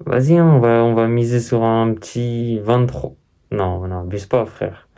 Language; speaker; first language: French; native; French